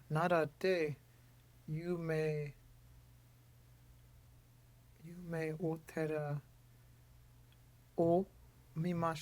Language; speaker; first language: Japanese; non-native, learner; English